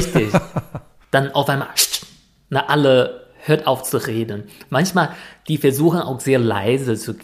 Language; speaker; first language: German; non-native, fluent; Chinese